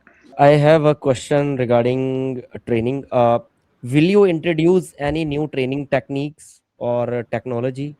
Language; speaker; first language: English; non-native, local second language; Hindi